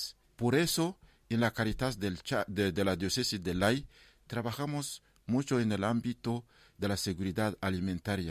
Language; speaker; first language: Spanish; non-native, fluent; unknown